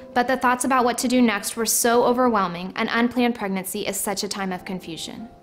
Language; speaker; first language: English; native; English